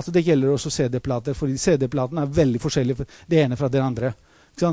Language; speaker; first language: Norwegian; non-native, fluent; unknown